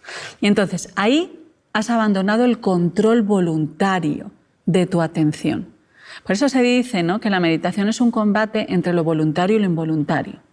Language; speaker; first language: Spanish; native; Spanish